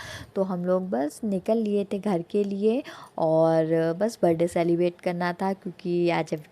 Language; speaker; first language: Hindi; native; Hindi